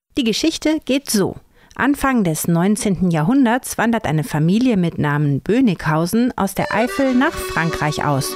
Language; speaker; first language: German; native; German